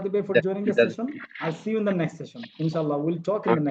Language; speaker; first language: English; non-native, fluent; Bangla